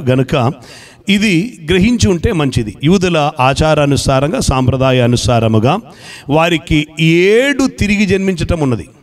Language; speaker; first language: Telugu; non-native, fluent; Malayalam